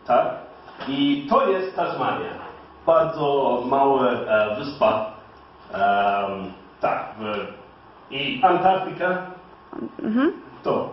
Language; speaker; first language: Polish; non-native, learner; English